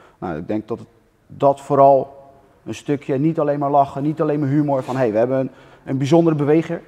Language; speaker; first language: Dutch; native; Dutch